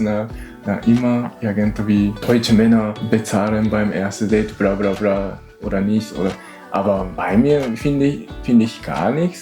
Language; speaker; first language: German; non-native, learner; Japanese